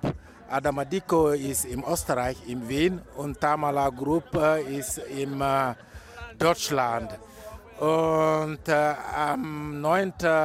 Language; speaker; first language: German; non-native, fluent; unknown